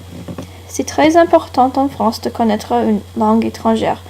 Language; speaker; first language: French; non-native, learner; English